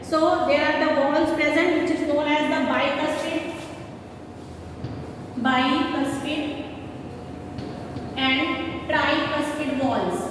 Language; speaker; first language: English; non-native, local second language; Hindi